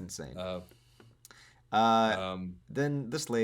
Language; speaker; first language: English; native; English